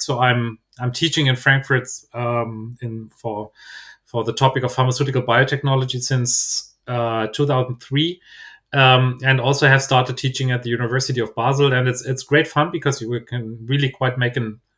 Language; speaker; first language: English; non-native, fluent; German